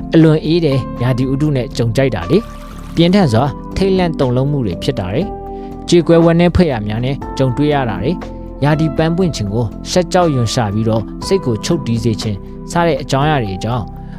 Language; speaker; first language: Burmese; non-native, local second language; Shan